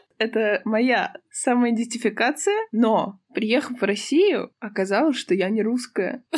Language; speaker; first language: Russian; native; Russian